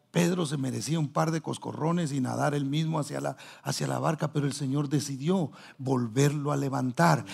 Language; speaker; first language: Spanish; early bilingual, heritage; Spanish